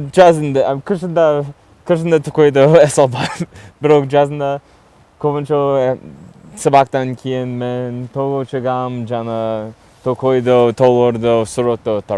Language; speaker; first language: Kyrgyz; non-native, learner; English